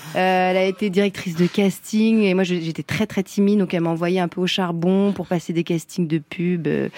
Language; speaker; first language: French; early bilingual, other home language; Vietnamese